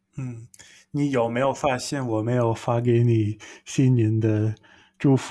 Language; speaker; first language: Chinese; non-native, fluent; English